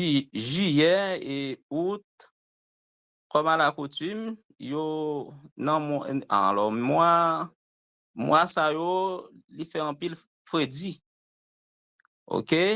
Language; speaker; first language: French; non-native, local second language; Haitian Creole